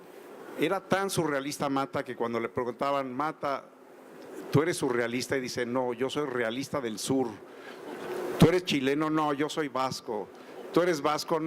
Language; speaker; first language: Spanish; native; Spanish